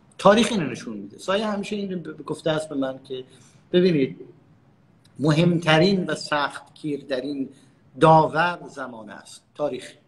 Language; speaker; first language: Persian; native; Persian